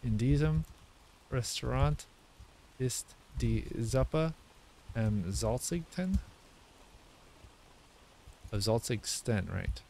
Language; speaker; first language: German; non-native, learner; English